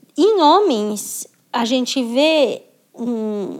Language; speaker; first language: Portuguese; non-native, fluent; French